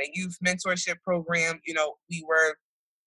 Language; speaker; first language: English; native; English